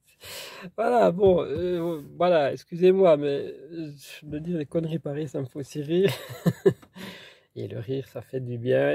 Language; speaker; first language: French; native; French